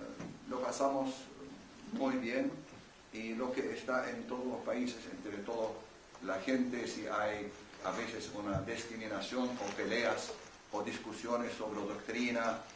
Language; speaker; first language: Spanish; non-native, fluent; Arabic